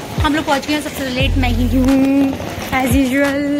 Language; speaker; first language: Hindi; native; Hindi